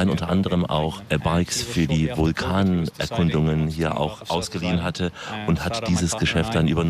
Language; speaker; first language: German; native; German